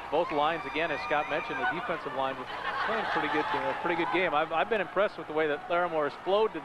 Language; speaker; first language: English; native; English